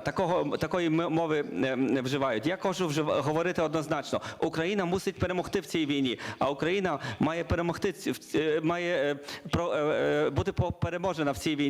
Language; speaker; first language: Ukrainian; non-native, learner; Polish